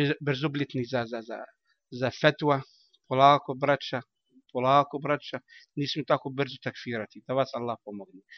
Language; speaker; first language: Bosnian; non-native, learner; Arabic